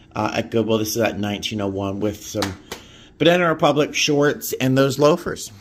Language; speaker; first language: English; native; English